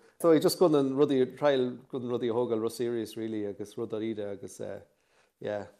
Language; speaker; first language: Irish; native; Irish